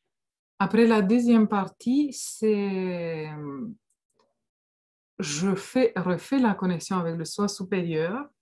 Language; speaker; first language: French; non-native, fluent; Romanian